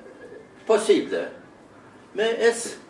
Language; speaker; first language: Spanish; non-native, learner; Estonian